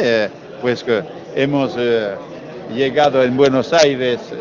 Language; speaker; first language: Spanish; non-native, learner; French